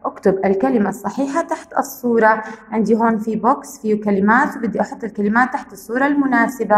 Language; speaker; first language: Arabic; native; Arabic